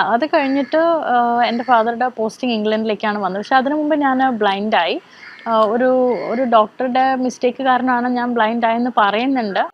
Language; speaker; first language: Malayalam; early bilingual, other home language; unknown